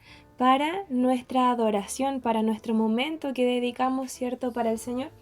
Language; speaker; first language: Spanish; native; Spanish